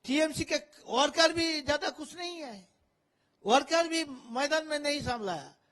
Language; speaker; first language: Hindi; non-native, local second language; Bangla